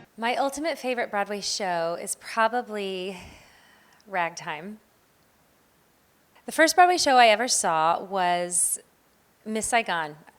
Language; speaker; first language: English; native; English